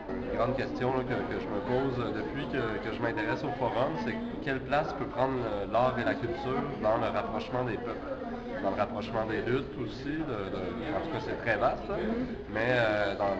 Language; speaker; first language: French; native; French